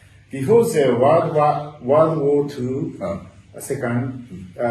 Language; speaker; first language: English; non-native, learner; Japanese